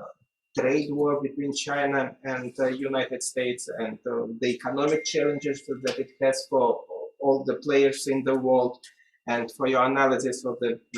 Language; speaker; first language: English; non-native, fluent; Russian